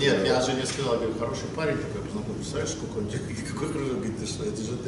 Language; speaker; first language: Russian; early bilingual, other home language; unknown